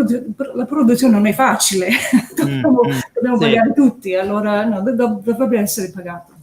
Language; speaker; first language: Italian; early bilingual, heritage; English